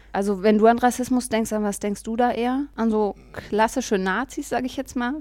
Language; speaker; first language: German; native; German